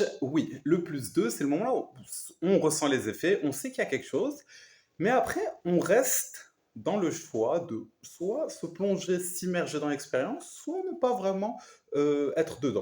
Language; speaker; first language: French; native; French